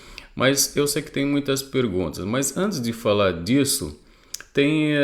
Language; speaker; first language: Portuguese; non-native, fluent; Arabic